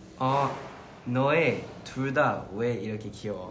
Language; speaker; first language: Korean; early bilingual, heritage; Korean